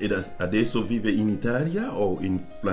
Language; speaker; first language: Italian; non-native, learner; Haitian Creole